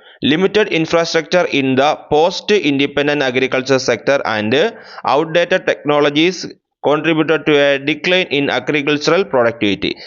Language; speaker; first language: English; non-native, local second language; Malayalam